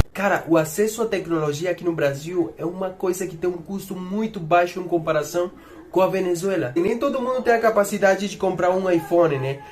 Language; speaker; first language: Portuguese; non-native, fluent; Spanish